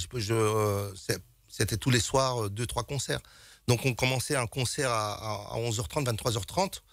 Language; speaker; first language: French; native; French